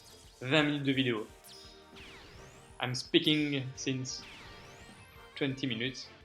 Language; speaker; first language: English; non-native, learner; French